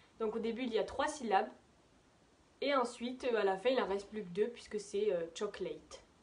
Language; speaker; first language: French; native; French